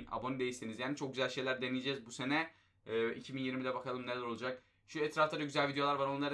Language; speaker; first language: Turkish; native; Turkish